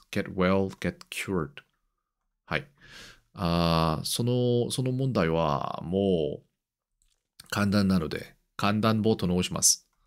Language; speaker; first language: Japanese; non-native, learner; Korean